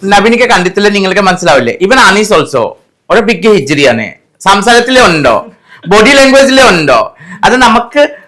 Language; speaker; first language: Malayalam; non-native, fluent; Assamese